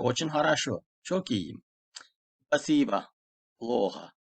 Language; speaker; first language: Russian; non-native, fluent; Turkish